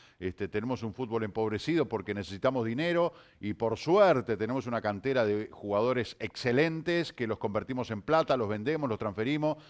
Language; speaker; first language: Spanish; native; Spanish